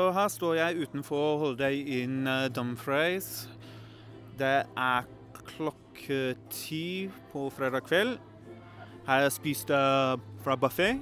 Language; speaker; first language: Norwegian; non-native, learner; English